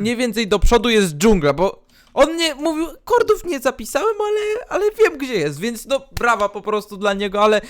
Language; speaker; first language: Polish; native; Polish